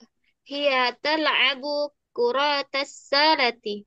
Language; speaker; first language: Arabic; non-native, learner; Indonesian